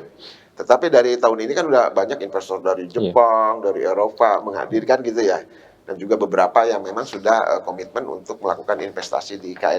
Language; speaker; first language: Indonesian; native; Indonesian